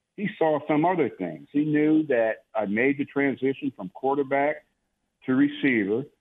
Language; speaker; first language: English; native; English